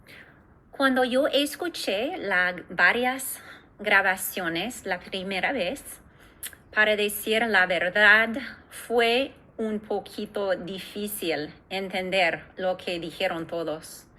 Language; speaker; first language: Spanish; non-native, fluent; English